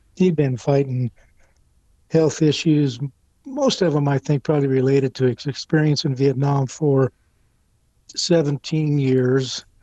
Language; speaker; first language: English; native; English